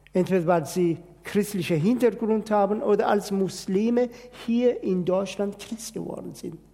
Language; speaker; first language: German; non-native, fluent; Persian